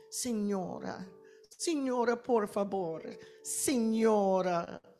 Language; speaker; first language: Spanish; non-native, learner; English